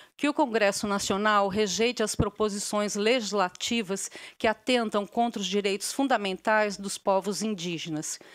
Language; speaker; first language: Portuguese; early bilingual, other home language; Armenian